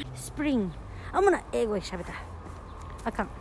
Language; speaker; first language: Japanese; non-native, learner; Filipino